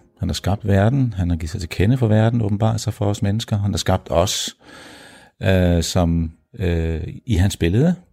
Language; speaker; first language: Danish; early bilingual, heritage; Danish